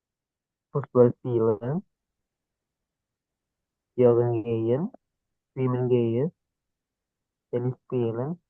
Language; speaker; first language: German; non-native, learner; Indonesian